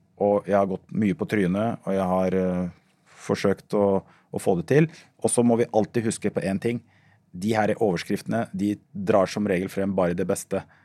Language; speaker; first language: Norwegian; early bilingual, other home language; Arabic